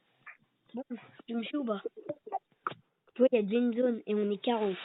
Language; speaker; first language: French; native; French